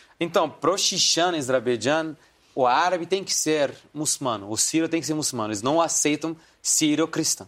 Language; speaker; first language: Portuguese; non-native, fluent; Arabic